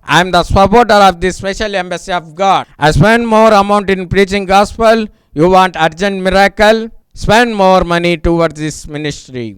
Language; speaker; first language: English; non-native, local second language; Telugu